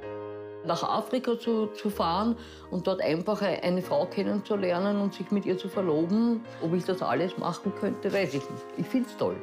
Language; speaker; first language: German; native; German